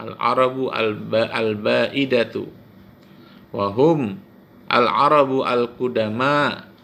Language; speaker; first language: Arabic; non-native, fluent; Indonesian